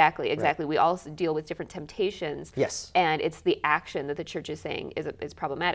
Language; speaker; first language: English; native; English